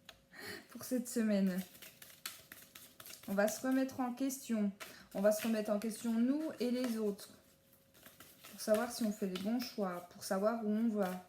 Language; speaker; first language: French; native; French